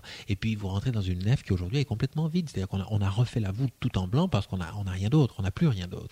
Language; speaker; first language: French; native; French